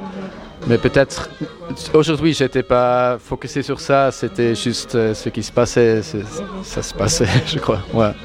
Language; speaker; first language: French; non-native, local second language; German